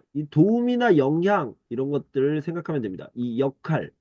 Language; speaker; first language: Korean; native; Korean